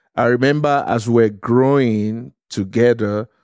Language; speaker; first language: English; non-native, local second language; Yoruba